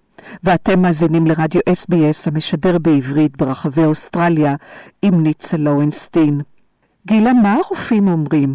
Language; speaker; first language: Hebrew; native; Hebrew